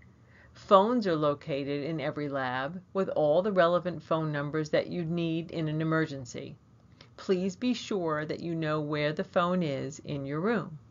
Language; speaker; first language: English; native; English